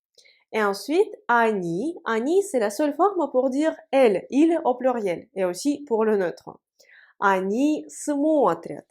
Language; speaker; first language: French; non-native, fluent; Russian